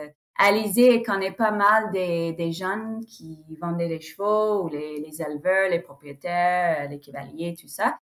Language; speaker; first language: French; non-native, fluent; English